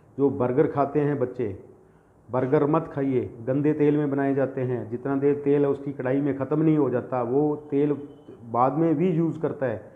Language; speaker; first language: Hindi; non-native, local second language; Punjabi